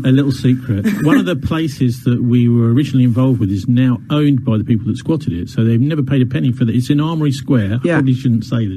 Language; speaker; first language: English; native; English